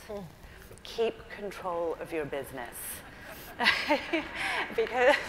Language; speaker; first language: English; native; English